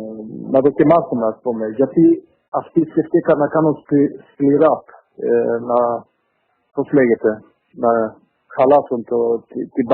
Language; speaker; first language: Greek; early bilingual, heritage; Greek